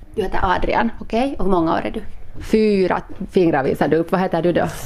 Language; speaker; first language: Swedish; native; Swedish